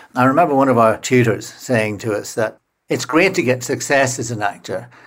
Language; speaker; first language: English; native; English